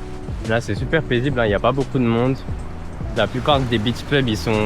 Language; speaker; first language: French; native; French